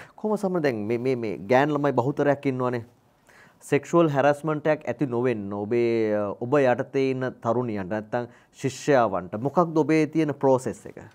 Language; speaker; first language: Sinhala; native; Sinhala